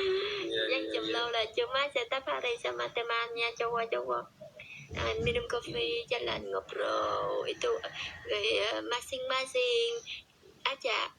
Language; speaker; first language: Indonesian; non-native, learner; Vietnamese